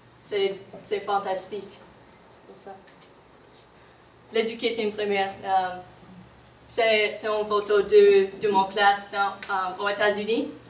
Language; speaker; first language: French; non-native, learner; English